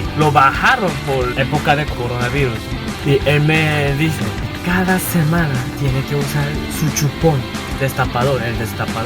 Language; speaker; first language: Spanish; non-native, learner; Korean